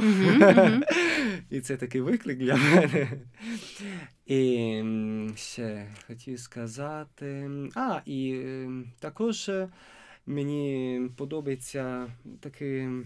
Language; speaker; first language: Ukrainian; non-native, fluent; Italian